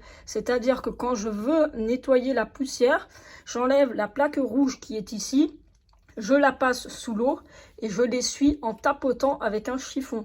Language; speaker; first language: French; native; French